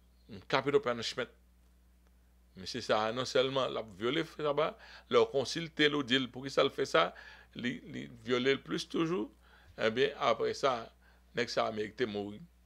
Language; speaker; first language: French; native; French